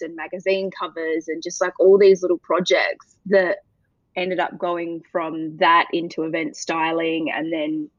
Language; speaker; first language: English; native; English